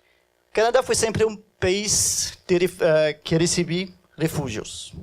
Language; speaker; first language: Portuguese; non-native, fluent; French